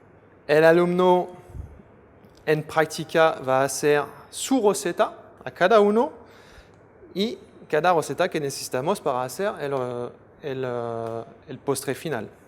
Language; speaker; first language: Spanish; non-native, fluent; French